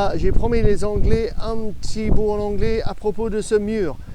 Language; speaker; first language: French; non-native, fluent; English